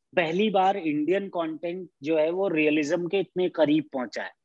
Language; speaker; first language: Hindi; native; Hindi